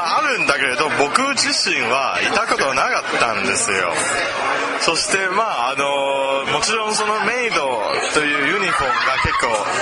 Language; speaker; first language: Japanese; non-native, fluent; Chinese